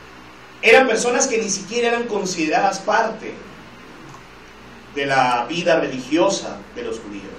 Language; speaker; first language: Spanish; native; Spanish